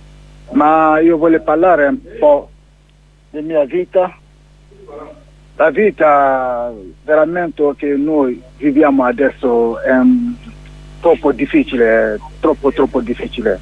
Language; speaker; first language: Italian; non-native, learner; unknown